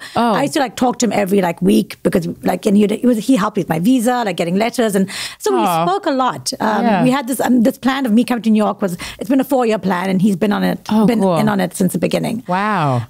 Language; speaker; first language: English; native; English